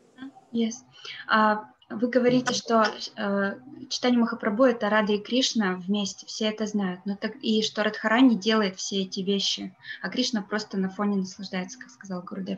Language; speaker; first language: Russian; native; Russian